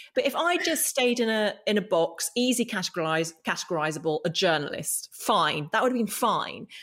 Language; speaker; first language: English; native; English